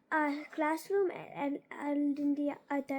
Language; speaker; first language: Telugu; early bilingual, heritage; Telugu